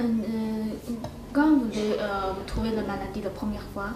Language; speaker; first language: French; non-native, learner; Chinese